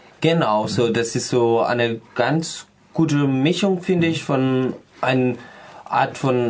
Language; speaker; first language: German; non-native, fluent; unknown